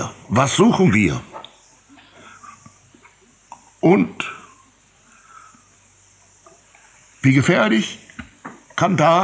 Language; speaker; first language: German; native; German